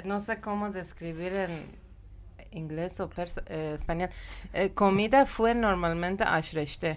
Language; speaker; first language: Spanish; non-native, learner; Persian